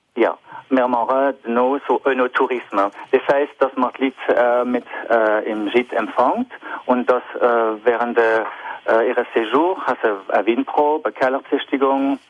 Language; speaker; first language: German; non-native, local second language; French